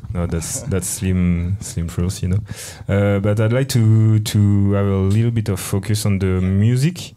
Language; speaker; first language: English; non-native, fluent; French